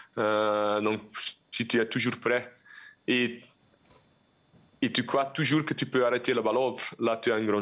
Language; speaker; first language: French; non-native, local second language; Dutch